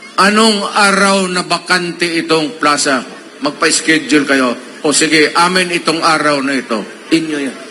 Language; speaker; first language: Filipino; non-native, local second language; Cebuano